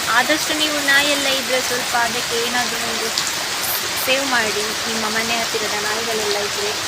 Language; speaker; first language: Kannada; non-native, local second language; Tulu